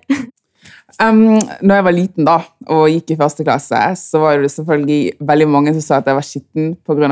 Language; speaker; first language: Norwegian; early bilingual, other home language; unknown